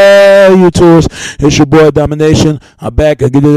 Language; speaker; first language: English; native; English